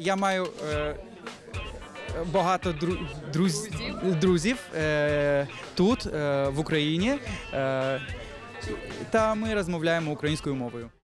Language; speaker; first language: Ukrainian; non-native, learner; Azerbaijani